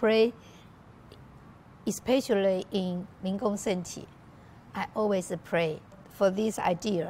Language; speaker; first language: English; non-native, learner; Chinese